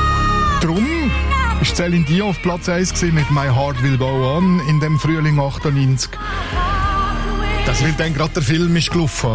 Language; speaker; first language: German; native; German